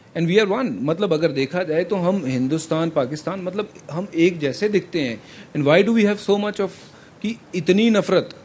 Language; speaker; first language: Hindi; non-native, local second language; Punjabi